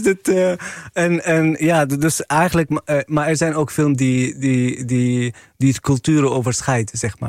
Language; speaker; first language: Dutch; non-native, fluent; Arabic